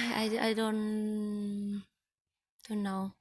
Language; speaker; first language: English; non-native, learner; Vietnamese